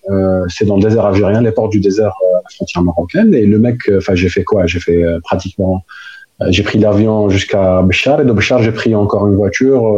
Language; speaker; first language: French; non-native, local second language; Arabic